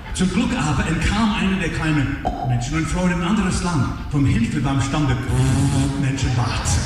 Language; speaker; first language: German; non-native, fluent; English